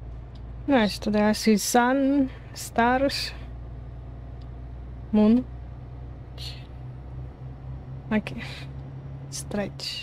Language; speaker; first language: English; non-native, learner; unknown